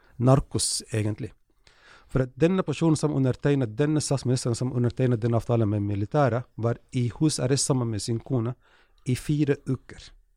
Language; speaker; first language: Norwegian; non-native, fluent; Arabic